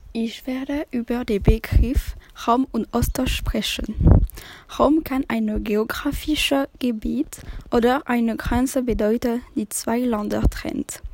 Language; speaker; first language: German; non-native, learner; French